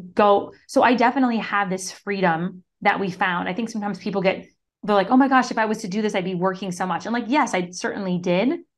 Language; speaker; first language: English; native; English